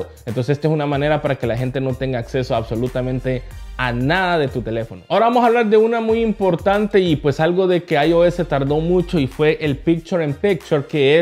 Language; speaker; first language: Spanish; native; Spanish